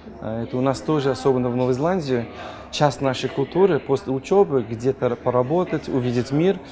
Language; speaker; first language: Russian; non-native, fluent; English